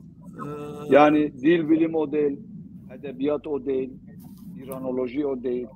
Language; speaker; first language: Turkish; non-native, local second language; Zaza